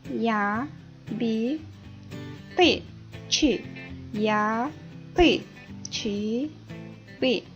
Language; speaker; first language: Russian; non-native, learner; Mongolian